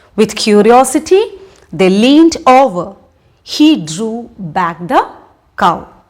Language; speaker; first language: English; non-native, local second language; Malayalam